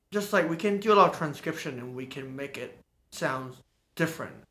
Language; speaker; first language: English; non-native, local second language; Cantonese